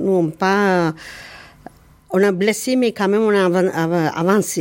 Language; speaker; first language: French; non-native, learner; Tamil